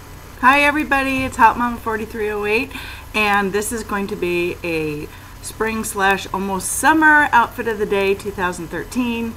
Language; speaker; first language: English; native; English